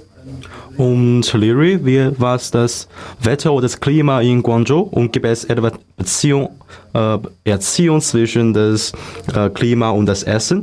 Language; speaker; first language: German; non-native, learner; Chinese